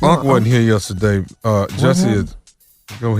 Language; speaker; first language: English; native; English